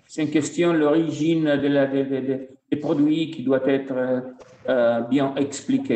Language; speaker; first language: French; non-native, fluent; Italian